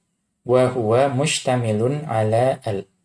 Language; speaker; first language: Arabic; non-native, fluent; Indonesian